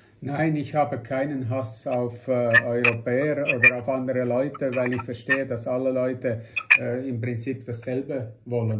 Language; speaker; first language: German; non-native, fluent; Russian